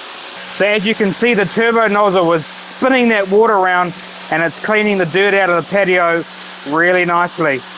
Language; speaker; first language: English; native; English